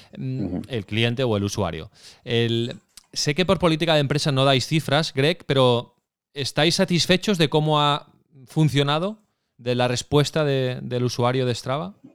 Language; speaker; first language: Spanish; native; Spanish